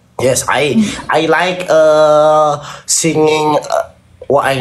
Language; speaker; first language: English; non-native, learner; Sundanese